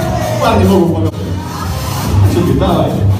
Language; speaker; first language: Russian; native; Russian